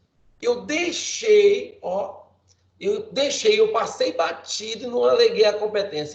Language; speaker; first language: Portuguese; native; Portuguese